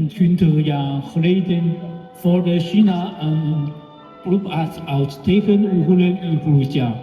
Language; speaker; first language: Dutch; non-native, learner; Cantonese